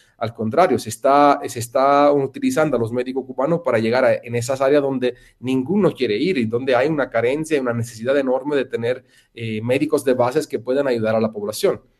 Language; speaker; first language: Spanish; non-native, fluent; Italian